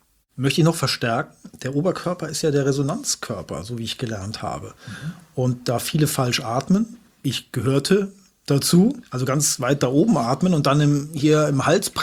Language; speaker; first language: German; native; German